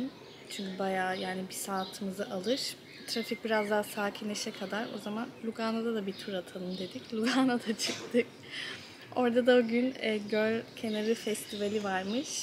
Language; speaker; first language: Turkish; early bilingual, heritage; Turkish